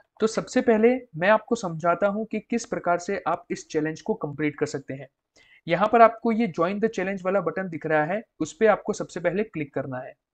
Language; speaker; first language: Hindi; non-native, local second language; Gujarati